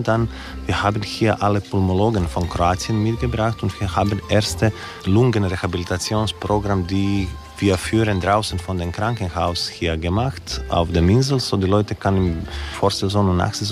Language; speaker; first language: German; non-native, learner; Croatian